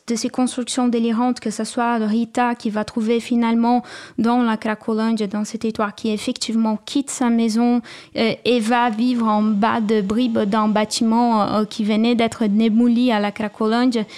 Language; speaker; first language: French; non-native, fluent; Portuguese